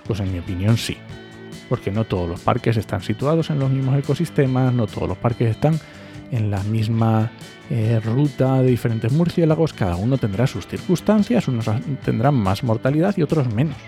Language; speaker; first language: Spanish; native; Spanish